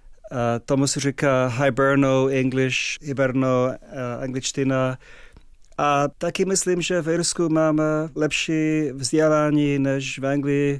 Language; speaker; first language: Czech; non-native, fluent; English